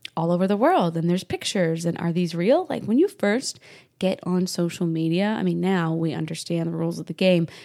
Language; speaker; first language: English; native; English